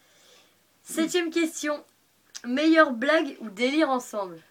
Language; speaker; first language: French; native; French